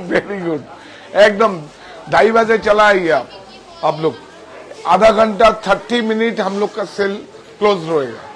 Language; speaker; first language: Hindi; non-native, local second language; Bangla